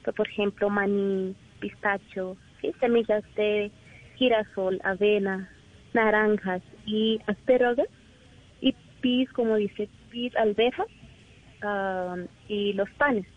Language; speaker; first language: Spanish; non-native, learner; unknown